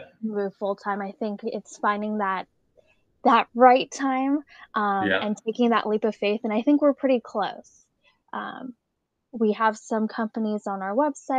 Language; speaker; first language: English; native; English